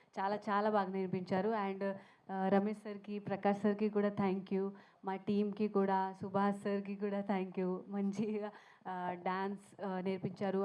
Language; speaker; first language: Telugu; non-native, fluent; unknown